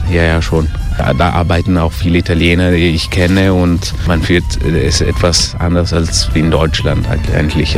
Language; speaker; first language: German; early bilingual, heritage; German